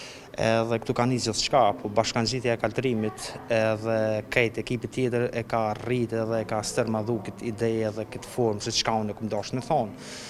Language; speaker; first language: Albanian; native; Albanian